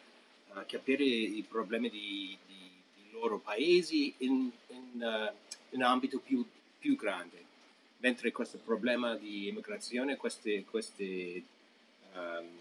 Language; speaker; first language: Italian; non-native, fluent; English